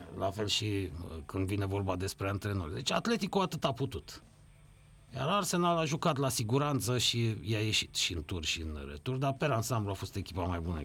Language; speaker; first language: Romanian; native; Romanian